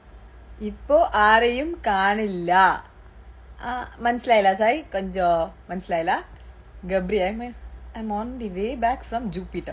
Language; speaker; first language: Malayalam; early bilingual, heritage; Malayalam